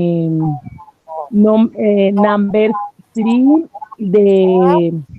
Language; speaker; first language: English; non-native, learner; Spanish